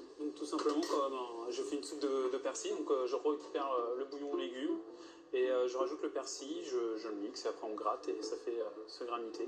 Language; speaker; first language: French; native; French